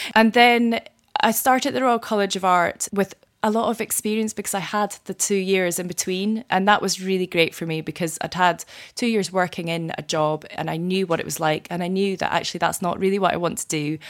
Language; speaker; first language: English; native; English